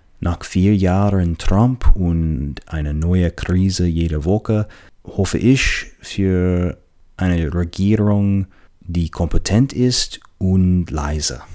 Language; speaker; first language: German; non-native, fluent; English